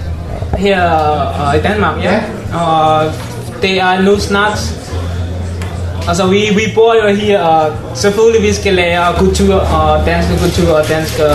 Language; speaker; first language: Danish; non-native, learner; Mon